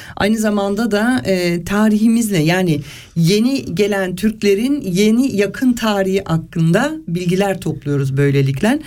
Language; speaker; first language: Turkish; early bilingual, heritage; Turkish